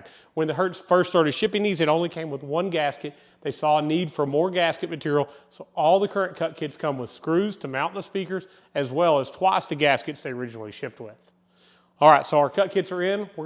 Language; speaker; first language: English; native; English